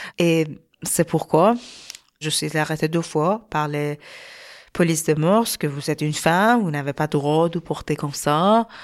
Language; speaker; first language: French; non-native, learner; Persian